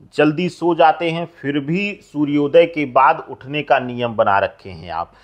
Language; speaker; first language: Hindi; native; Hindi